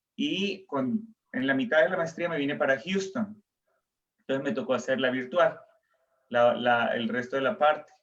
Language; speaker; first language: Spanish; native; Spanish